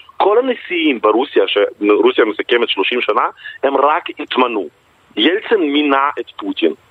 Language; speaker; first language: Hebrew; non-native, fluent; Russian